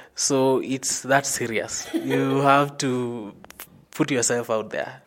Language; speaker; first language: English; non-native, local second language; Luyia